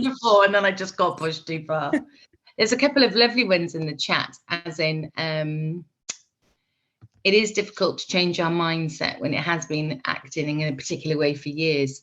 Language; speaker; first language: English; native; English